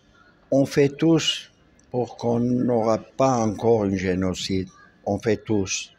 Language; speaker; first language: French; non-native, local second language; Armenian